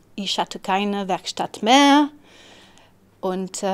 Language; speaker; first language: German; non-native, fluent; French